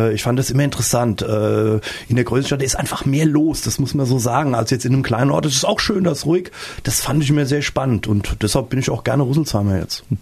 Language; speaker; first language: German; native; German